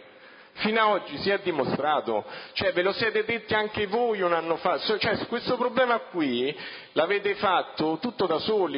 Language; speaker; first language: Italian; native; Italian